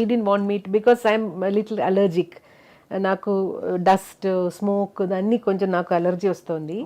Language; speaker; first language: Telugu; non-native, local second language; Malayalam